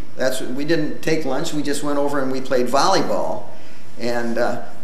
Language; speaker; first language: English; native; English